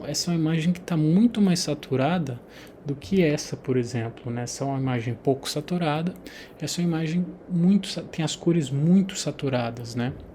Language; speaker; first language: Portuguese; native; Portuguese